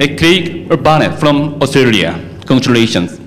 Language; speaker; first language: English; non-native, learner; Korean